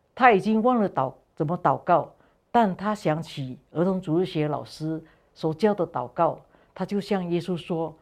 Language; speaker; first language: Chinese; non-native, fluent; Indonesian